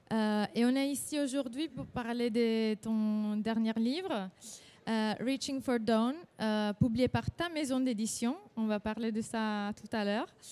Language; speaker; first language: French; non-native, fluent; Italian